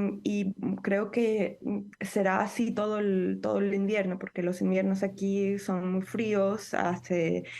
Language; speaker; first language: Spanish; non-native, fluent; Ukrainian